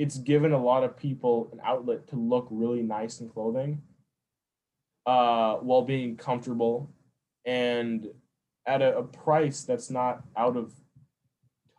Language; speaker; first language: English; native; English